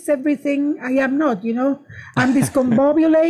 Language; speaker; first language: English; non-native, fluent; Spanish